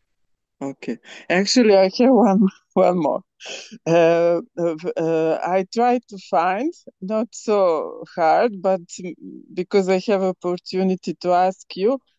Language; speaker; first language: English; non-native, learner; Serbian